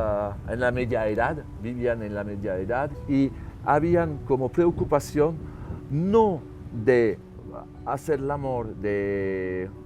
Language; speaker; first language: Spanish; non-native, learner; French